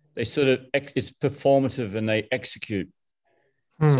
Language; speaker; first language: English; native; English